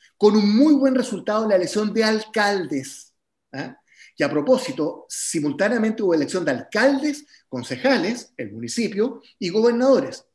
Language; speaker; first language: Spanish; native; Spanish